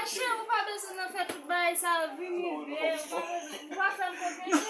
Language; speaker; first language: French; non-native, learner; Haitian Creole